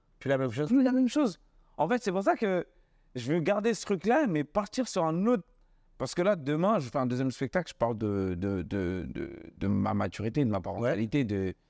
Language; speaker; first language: French; early bilingual, other home language; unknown